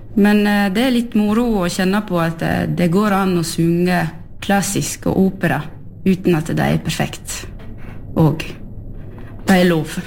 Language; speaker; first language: Norwegian; early bilingual, heritage; French